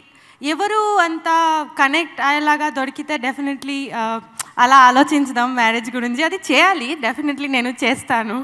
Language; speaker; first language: Telugu; non-native, learner; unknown